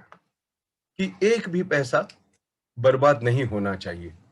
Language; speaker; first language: Hindi; non-native, local second language; Marathi